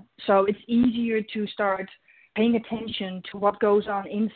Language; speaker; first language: English; non-native, fluent; Dutch